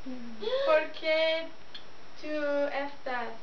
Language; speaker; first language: Spanish; non-native, learner; English